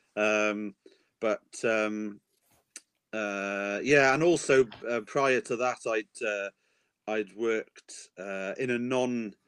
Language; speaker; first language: English; native; English